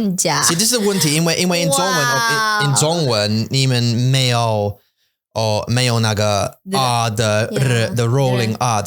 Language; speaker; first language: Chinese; non-native, learner; English